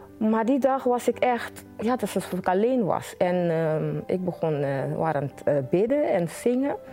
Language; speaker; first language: Dutch; native; Dutch